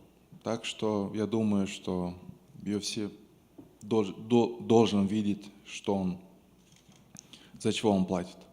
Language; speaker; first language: Russian; non-native, local second language; Romanian